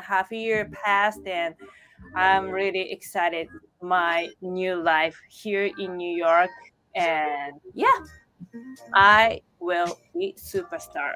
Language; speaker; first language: English; non-native, fluent; Japanese